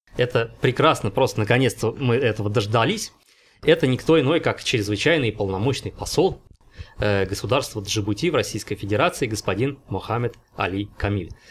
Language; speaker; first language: Russian; native; Russian